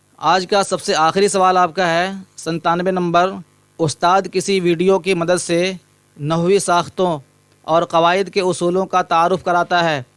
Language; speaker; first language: Urdu; native; Urdu